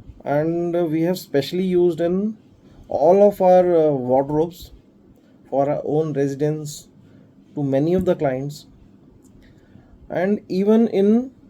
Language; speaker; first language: English; non-native, local second language; Hindi